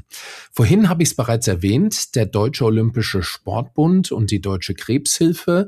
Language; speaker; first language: German; native; German